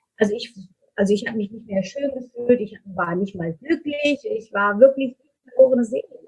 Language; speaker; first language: German; non-native, fluent; Turkish